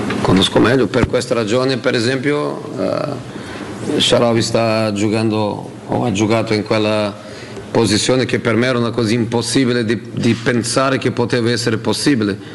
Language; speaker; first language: Italian; non-native, fluent; Portuguese